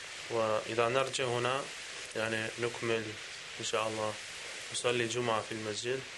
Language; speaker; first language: Arabic; non-native, learner; Albanian